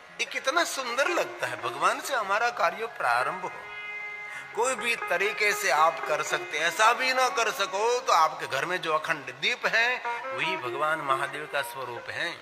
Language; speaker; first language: Hindi; non-native, local second language; Gujarati